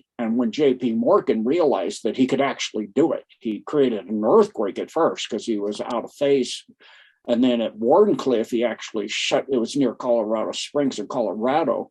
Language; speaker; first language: English; native; English